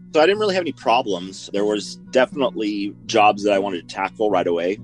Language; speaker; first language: English; native; English